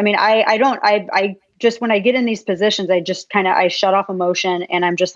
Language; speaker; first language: English; native; English